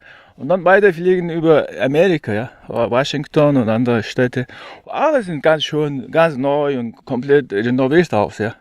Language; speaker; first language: German; non-native, fluent; Mongolian